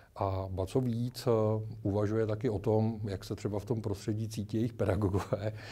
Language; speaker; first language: Czech; native; Czech